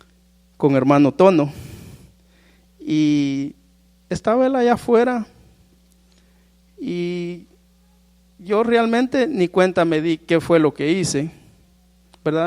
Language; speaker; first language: Spanish; native; Spanish